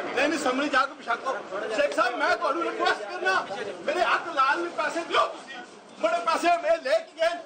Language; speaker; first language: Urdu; non-native, local second language; Punjabi